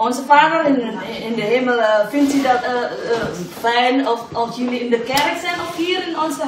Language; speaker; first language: Dutch; non-native, fluent; Indonesian